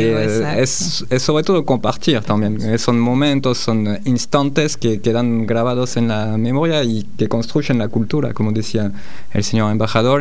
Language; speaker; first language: Spanish; non-native, fluent; French